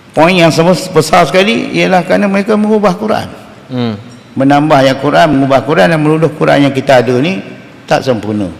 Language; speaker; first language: Malay; native; Malay